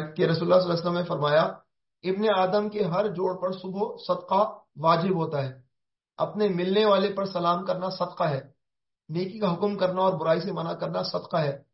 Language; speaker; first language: Urdu; native; Urdu